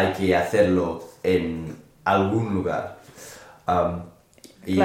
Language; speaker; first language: Spanish; non-native, learner; English